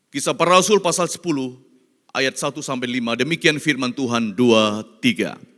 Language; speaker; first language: Indonesian; non-native, local second language; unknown